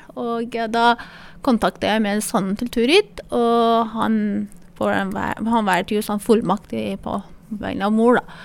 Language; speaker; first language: Norwegian; non-native, fluent; Persian